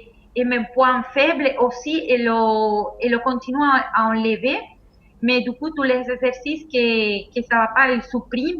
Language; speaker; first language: French; non-native, fluent; Spanish